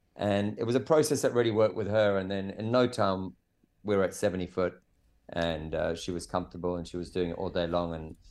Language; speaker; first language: English; native; English